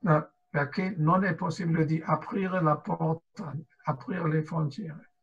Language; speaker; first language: Italian; non-native, fluent; German